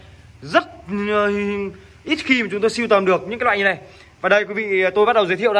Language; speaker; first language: Vietnamese; native; Vietnamese